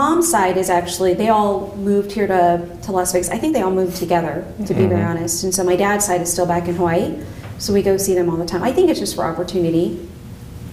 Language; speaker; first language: English; native; English